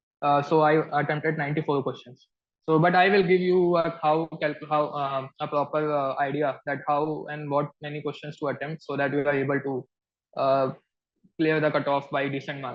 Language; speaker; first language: English; non-native, local second language; Hindi